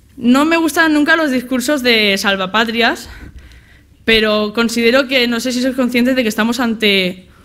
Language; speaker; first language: Spanish; native; Spanish